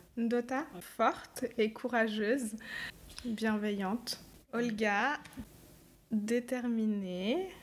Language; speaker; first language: French; native; French